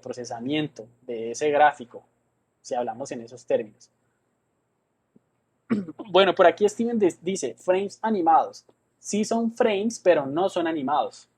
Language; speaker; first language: Spanish; native; Spanish